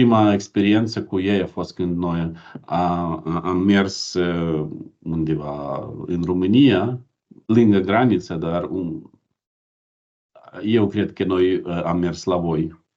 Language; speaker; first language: Romanian; non-native, learner; Ukrainian